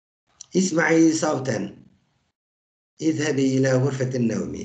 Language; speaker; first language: Arabic; non-native, fluent; Turkish